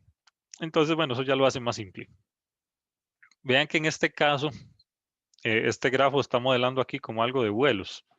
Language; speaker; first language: Spanish; native; Spanish